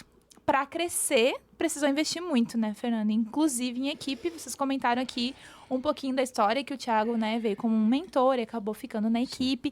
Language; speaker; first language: Portuguese; native; Portuguese